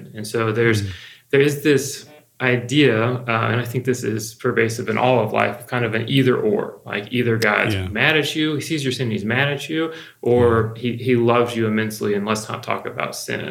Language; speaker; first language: English; native; English